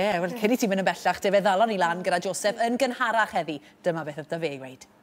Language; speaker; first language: Welsh; native; Welsh